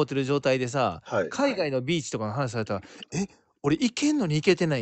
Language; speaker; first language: Japanese; native; Japanese